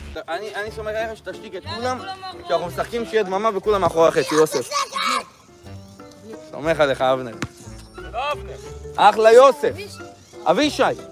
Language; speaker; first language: Hebrew; native; Hebrew